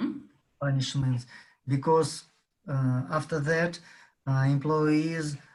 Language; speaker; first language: English; non-native, learner; Russian